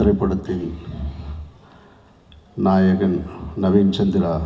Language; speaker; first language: Tamil; native; Tamil